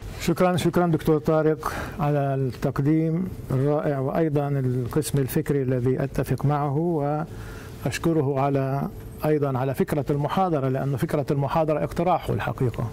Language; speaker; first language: Arabic; native; Arabic